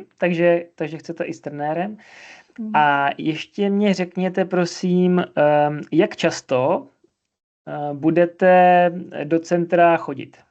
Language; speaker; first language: Czech; non-native, fluent; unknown